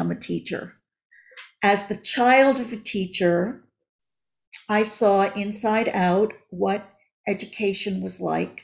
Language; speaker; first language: English; native; English